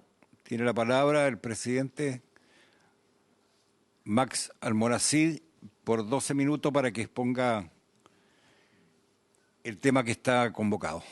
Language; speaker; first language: Spanish; native; Spanish